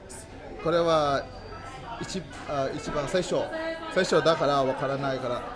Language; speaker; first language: Japanese; non-native, learner; Burmese